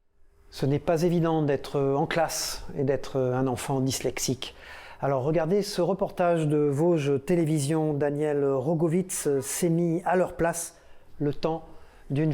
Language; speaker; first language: French; native; French